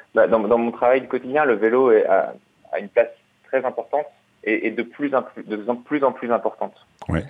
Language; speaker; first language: French; native; French